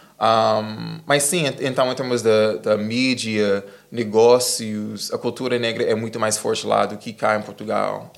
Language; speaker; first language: Portuguese; non-native, fluent; English